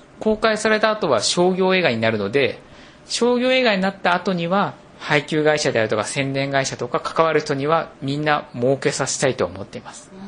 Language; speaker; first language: Japanese; native; Japanese